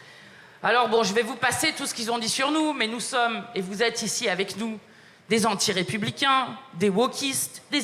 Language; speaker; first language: French; native; French